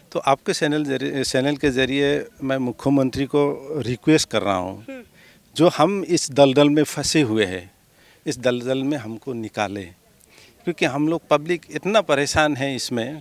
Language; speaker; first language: Hindi; non-native, local second language; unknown